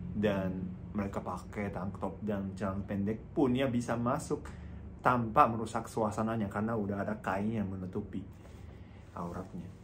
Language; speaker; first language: Indonesian; non-native, fluent; Japanese